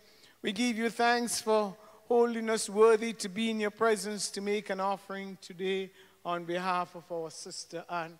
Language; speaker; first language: English; native; English